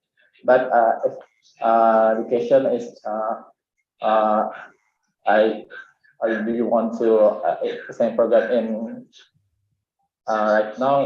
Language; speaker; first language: English; non-native, learner; Indonesian